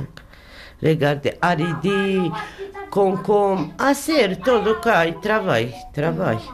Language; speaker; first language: French; non-native, learner; Romany